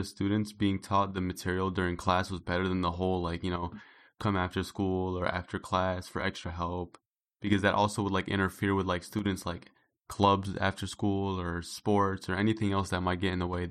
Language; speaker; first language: English; native; English